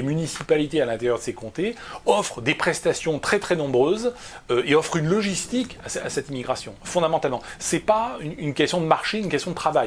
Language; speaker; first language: French; native; French